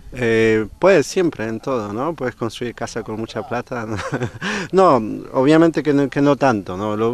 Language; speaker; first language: Spanish; non-native, fluent; Polish